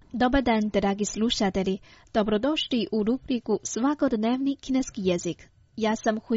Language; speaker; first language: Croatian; non-native, fluent; Chinese